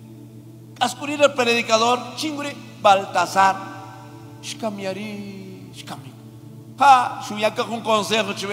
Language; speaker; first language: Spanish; non-native, local second language; Kʼicheʼ